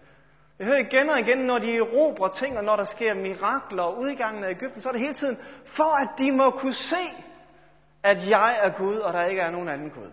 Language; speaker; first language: Danish; native; Danish